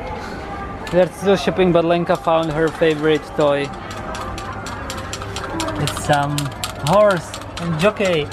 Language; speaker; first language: English; non-native, fluent; Czech